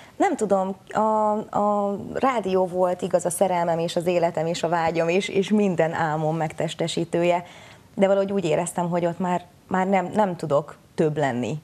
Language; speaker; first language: Hungarian; native; Hungarian